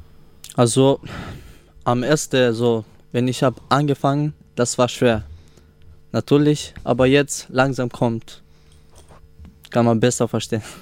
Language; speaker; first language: German; non-native, learner; Romany